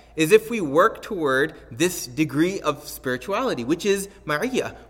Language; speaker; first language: English; native; English